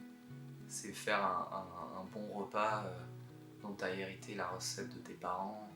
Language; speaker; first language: French; native; French